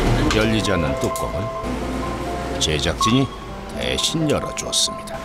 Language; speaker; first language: Korean; native; Korean